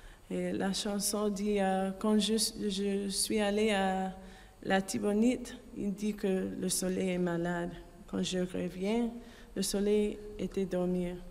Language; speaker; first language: French; non-native, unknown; English